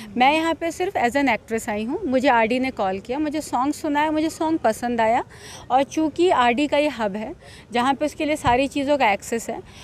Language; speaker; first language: Hindi; native; Hindi